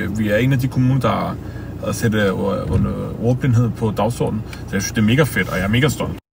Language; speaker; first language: Danish; early bilingual, other home language; Kurdish